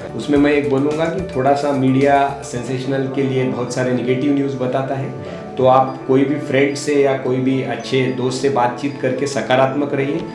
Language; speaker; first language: Hindi; non-native, local second language; Marathi